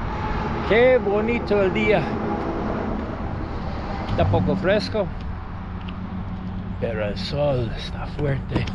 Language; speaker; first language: Spanish; non-native, fluent; English